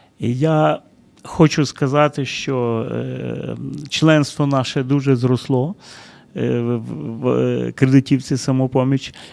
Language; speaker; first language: Ukrainian; early bilingual, heritage; Ukrainian